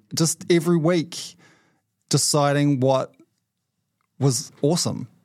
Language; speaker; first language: English; native; English